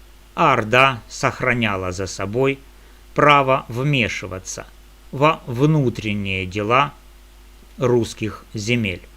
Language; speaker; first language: Russian; native; Russian